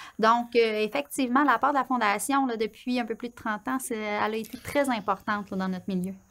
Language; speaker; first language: French; native; French